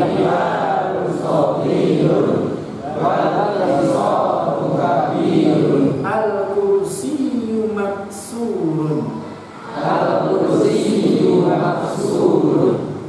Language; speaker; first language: Arabic; non-native, fluent; Indonesian